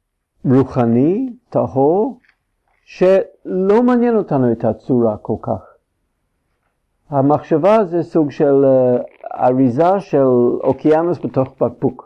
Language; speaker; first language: Hebrew; non-native, fluent; English